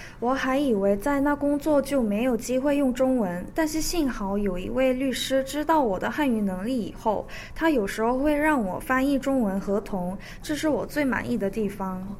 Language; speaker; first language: Chinese; early bilingual, other home language; Korean